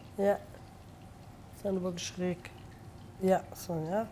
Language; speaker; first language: German; non-native, fluent; Italian